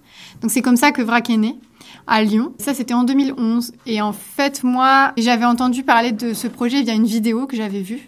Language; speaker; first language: French; native; French